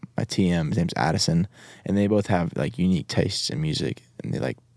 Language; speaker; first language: English; native; English